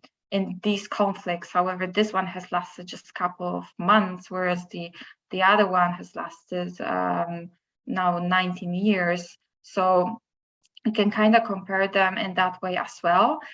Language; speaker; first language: English; non-native, fluent; Polish